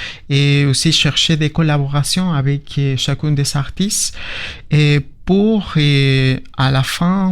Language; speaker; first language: French; non-native, learner; Spanish